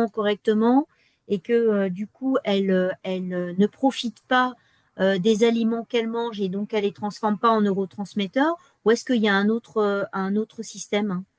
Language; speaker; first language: French; native; French